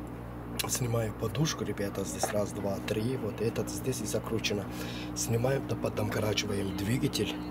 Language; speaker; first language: Russian; non-native, fluent; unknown